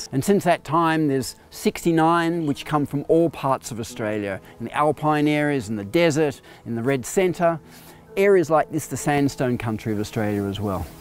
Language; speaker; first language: English; native; English